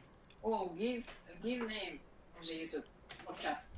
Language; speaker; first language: English; non-native, learner; Russian